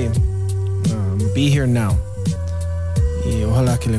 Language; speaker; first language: Spanish; non-native, learner; English